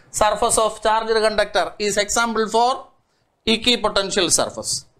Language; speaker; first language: English; non-native, local second language; Malayalam